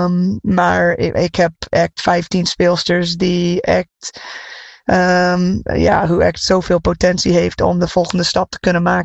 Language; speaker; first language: Dutch; non-native, fluent; English